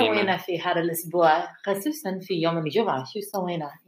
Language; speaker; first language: Arabic; non-native, learner; English